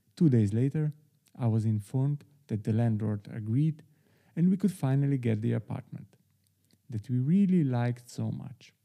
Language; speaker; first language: English; non-native, fluent; Slovenian